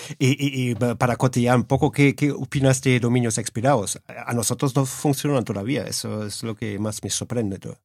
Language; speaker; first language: Spanish; early bilingual, heritage; Spanish